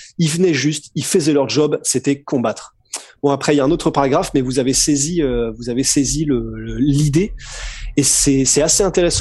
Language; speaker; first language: French; native; French